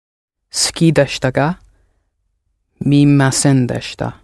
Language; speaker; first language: Japanese; non-native, learner; English